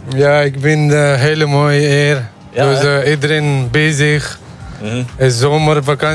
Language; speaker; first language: Dutch; non-native, learner; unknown